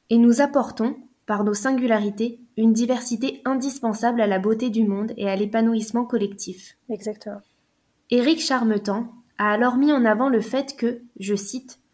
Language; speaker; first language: French; native; French